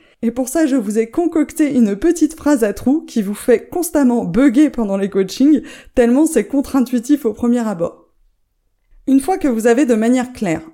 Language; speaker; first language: French; native; French